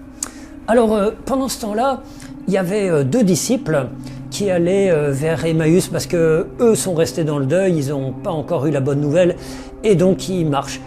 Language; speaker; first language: French; native; French